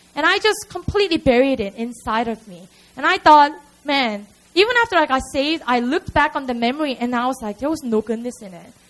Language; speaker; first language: English; non-native, fluent; Korean